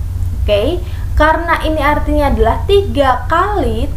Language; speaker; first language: Indonesian; native; Indonesian